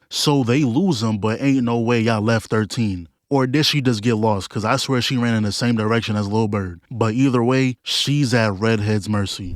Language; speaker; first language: English; native; English